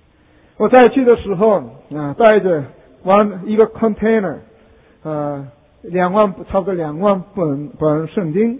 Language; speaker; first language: Chinese; non-native, fluent; Korean